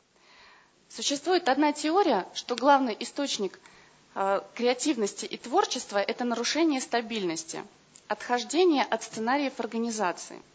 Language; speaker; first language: Russian; native; Russian